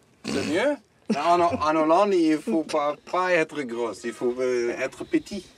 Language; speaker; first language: French; non-native, learner; Dutch